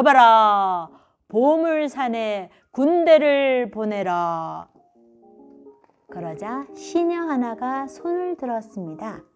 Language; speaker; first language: Korean; native; Korean